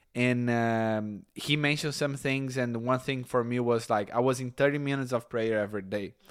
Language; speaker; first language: English; non-native, fluent; Portuguese